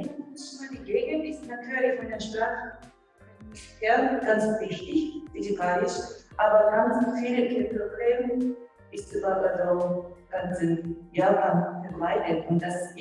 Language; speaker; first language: German; non-native, fluent; Japanese